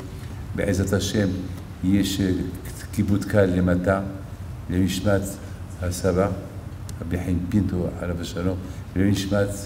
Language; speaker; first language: Hebrew; non-native, fluent; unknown